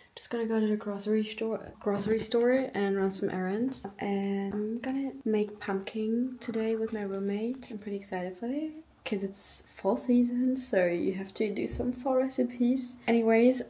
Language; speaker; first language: English; non-native, fluent; German